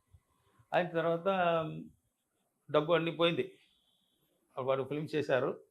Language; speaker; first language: Telugu; non-native, learner; Tamil